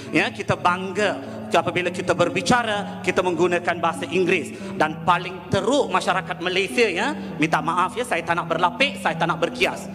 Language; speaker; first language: Malay; non-native, local second language; Tamil